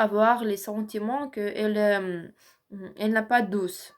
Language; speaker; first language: French; non-native, learner; Ukrainian